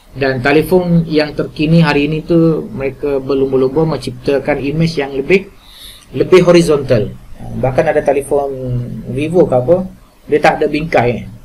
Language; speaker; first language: Malay; native; Malay